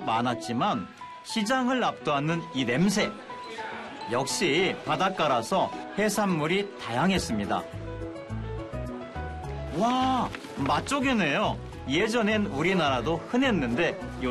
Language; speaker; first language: Korean; native; Korean